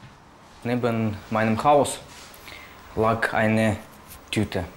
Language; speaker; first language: German; non-native, fluent; Ukrainian